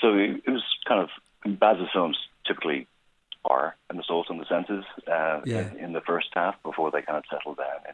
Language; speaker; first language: English; native; English